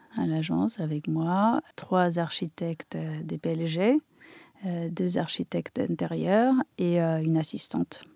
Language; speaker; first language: French; non-native, fluent; Polish